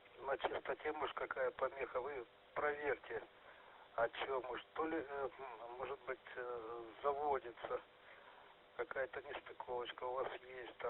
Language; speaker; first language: Russian; native; Russian